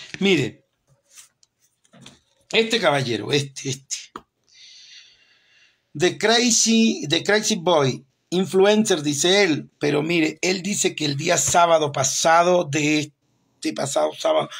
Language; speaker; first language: Spanish; native; Spanish